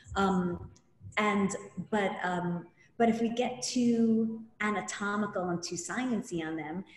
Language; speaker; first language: English; native; English